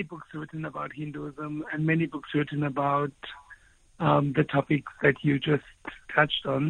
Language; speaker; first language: English; non-native, local second language; Afrikaans